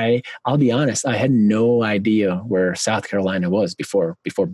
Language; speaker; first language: English; non-native, fluent; Hungarian